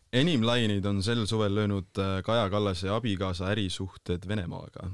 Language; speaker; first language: Estonian; native; Estonian